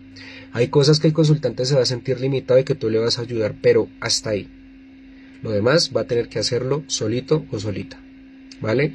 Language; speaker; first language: Spanish; native; Spanish